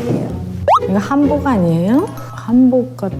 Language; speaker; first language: Korean; native; Korean